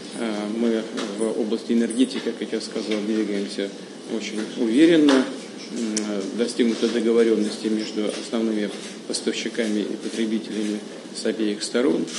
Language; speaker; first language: Russian; native; Russian